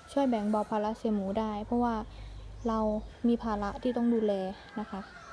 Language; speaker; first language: Thai; native; Thai